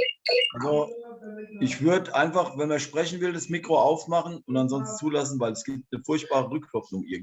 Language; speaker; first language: German; native; German